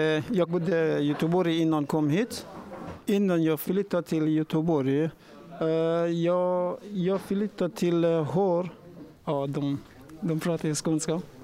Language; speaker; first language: Swedish; non-native, learner; Persian